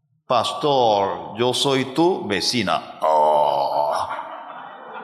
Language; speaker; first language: Spanish; non-native, fluent; Korean